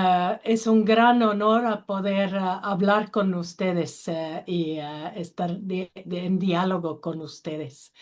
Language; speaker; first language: Spanish; non-native, learner; Finnish